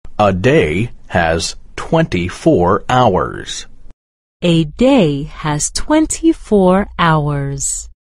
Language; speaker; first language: English; non-native, fluent; Persian